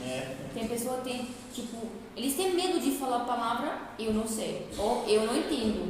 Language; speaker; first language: Portuguese; non-native, fluent; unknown